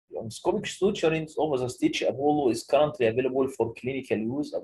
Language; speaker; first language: English; non-native, local second language; Arabic